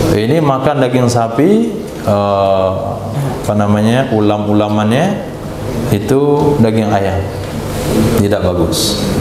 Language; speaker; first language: Malay; native; Malay